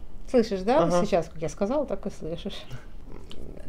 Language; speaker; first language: Russian; native; Russian